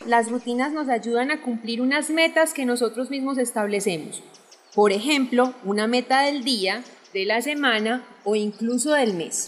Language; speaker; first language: Spanish; native; Spanish